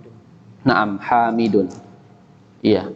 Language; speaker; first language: Arabic; non-native, fluent; Indonesian